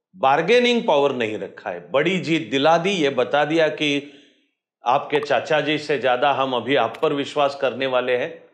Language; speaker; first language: Hindi; non-native, local second language; Marathi